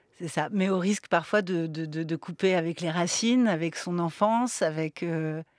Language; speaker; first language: French; native; French